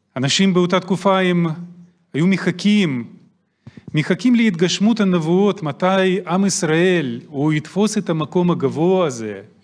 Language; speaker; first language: Hebrew; non-native, fluent; Russian